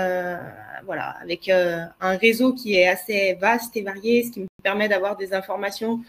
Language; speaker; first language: French; native; French